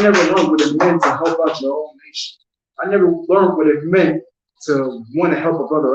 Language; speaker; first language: English; native; English